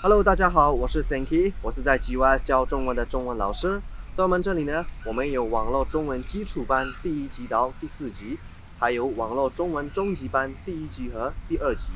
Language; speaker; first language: Chinese; non-native, fluent; Burmese